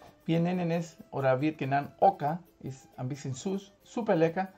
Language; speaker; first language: German; non-native, fluent; Spanish